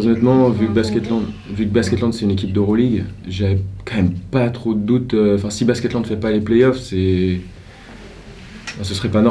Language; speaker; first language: French; native; French